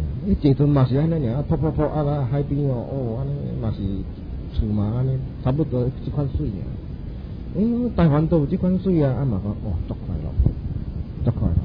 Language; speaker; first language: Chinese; non-native, local second language; Min Nan Chinese